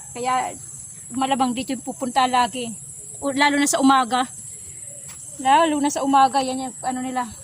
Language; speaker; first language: Filipino; non-native, local second language; Waray